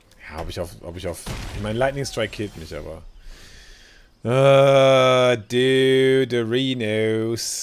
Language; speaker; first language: German; native; German